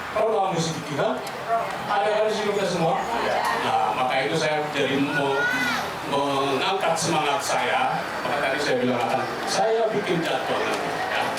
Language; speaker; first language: Indonesian; non-native, local second language; Batak Toba